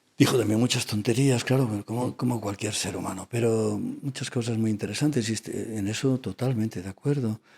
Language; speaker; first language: Spanish; non-native, local second language; Catalan